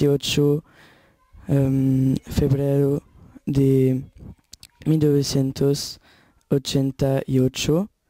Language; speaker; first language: Spanish; non-native, learner; French